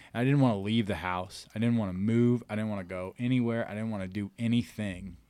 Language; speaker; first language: English; native; English